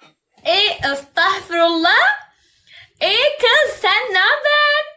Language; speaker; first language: Turkish; non-native, learner; Arabic